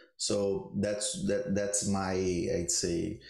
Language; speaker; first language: English; non-native, learner; Portuguese